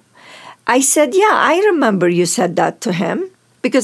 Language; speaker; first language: English; non-native, fluent; Arabic